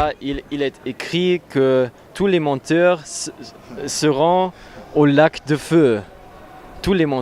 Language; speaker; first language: French; non-native, learner; German